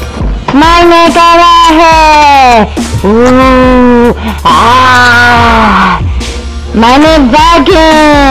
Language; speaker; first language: German; non-native, learner; English